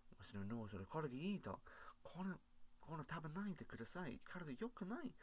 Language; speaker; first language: Japanese; non-native, learner; English